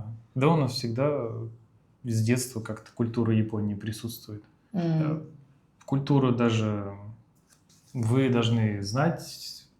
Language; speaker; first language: Russian; native; Russian